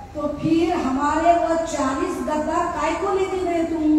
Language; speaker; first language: Hindi; non-native, local second language; Marathi